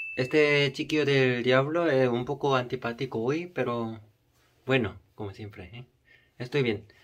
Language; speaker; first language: Spanish; non-native, learner; Korean